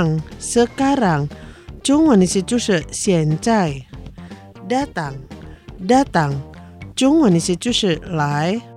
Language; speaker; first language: Chinese; non-native, learner; Indonesian